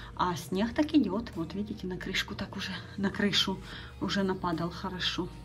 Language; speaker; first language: Russian; native; Russian